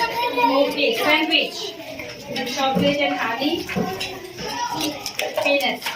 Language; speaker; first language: English; non-native, local second language; Hindi